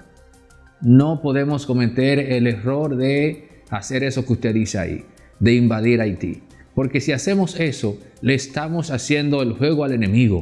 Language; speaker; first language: Spanish; native; Spanish